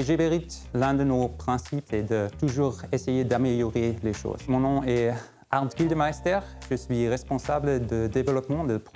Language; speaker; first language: French; non-native, fluent; German